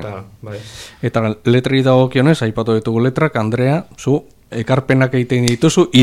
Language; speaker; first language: Basque; native; Basque